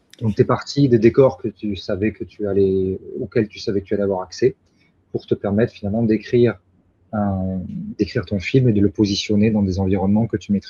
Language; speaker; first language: French; native; French